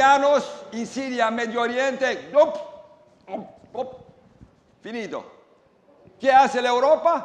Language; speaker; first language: Spanish; non-native, learner; Romanian